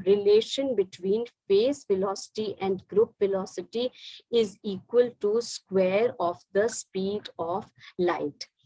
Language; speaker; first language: English; non-native, local second language; Hindi